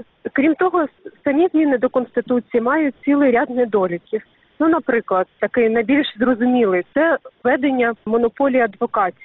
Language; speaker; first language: Ukrainian; native; Ukrainian